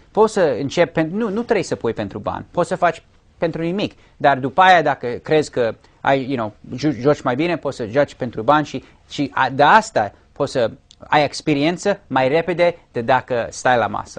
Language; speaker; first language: Romanian; early bilingual, heritage; English